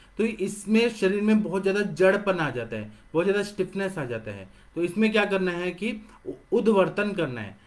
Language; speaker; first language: Hindi; non-native, local second language; Marathi